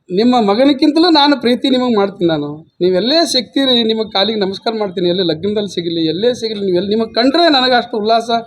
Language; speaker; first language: Kannada; native; Kannada